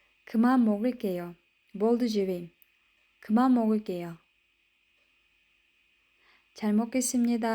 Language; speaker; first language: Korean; non-native, fluent; Kyrgyz